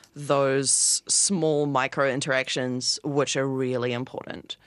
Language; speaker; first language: English; native; English